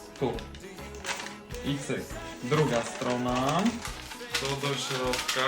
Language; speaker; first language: Polish; native; Polish